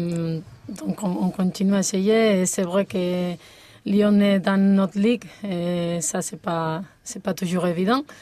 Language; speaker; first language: French; non-native, fluent; Spanish